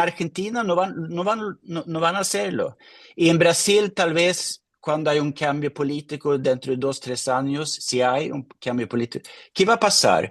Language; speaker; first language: Spanish; non-native, fluent; Swedish